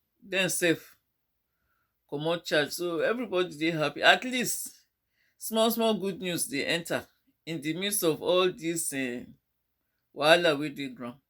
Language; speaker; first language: Nigerian Pidgin; non-native, local second language; Yoruba